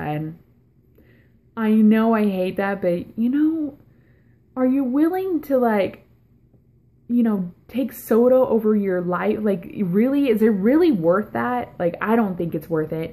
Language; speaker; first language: English; native; English